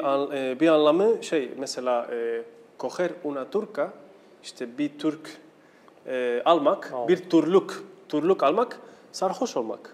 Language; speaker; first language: Turkish; non-native, fluent; Spanish